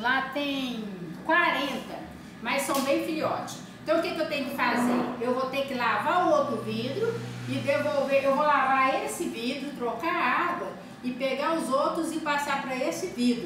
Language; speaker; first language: Portuguese; native; Portuguese